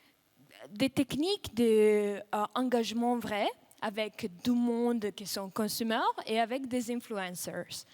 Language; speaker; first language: French; non-native, fluent; Russian